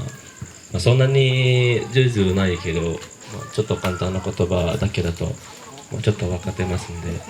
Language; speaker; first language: Japanese; non-native, learner; Indonesian